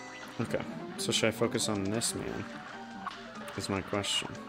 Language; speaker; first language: English; native; English